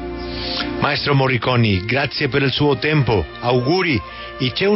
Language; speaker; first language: Italian; non-native, learner; Spanish